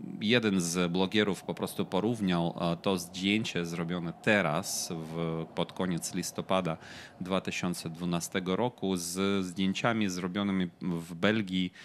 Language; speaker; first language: Polish; non-native, fluent; Ukrainian